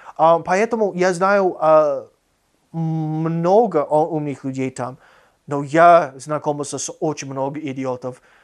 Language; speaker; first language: Russian; non-native, fluent; English